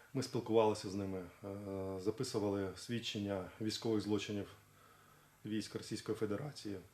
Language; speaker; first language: Ukrainian; native; Ukrainian